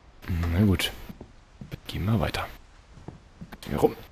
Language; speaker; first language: German; native; German